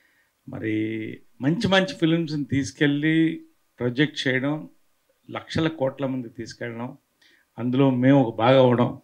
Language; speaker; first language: Telugu; native; Telugu